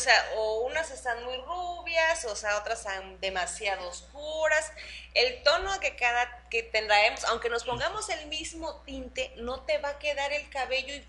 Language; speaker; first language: Spanish; native; Spanish